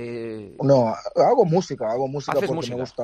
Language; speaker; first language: Spanish; non-native, fluent; Dutch